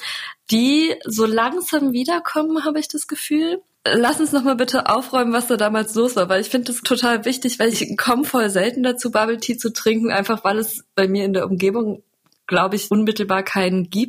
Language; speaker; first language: German; native; German